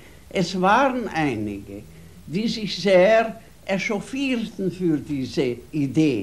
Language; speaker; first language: German; non-native, fluent; Hungarian